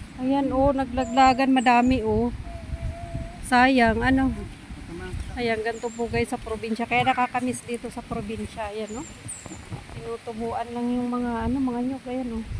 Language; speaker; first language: Filipino; non-native, local second language; Bikol